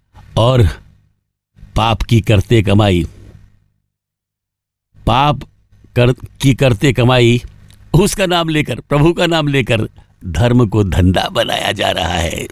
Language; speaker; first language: Hindi; native; Hindi